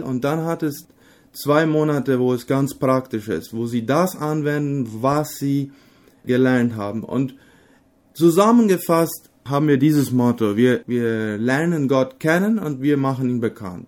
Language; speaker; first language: German; non-native, local second language; Low German